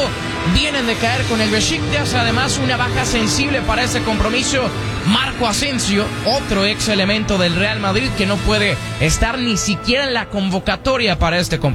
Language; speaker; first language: Spanish; native; Spanish